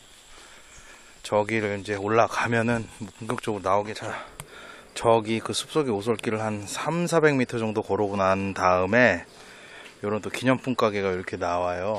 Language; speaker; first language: Korean; native; Korean